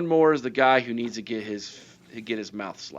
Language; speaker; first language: English; native; English